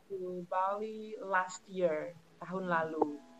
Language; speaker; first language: Indonesian; native; Indonesian